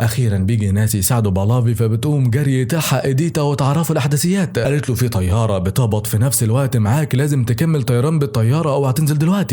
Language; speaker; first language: Arabic; native; Arabic